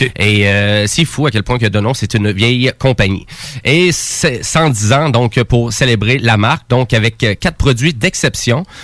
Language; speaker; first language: French; native; French